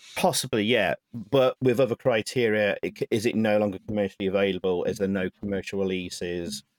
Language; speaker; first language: English; native; English